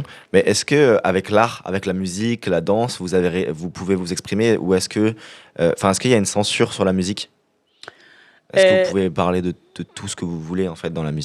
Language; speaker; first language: French; native; French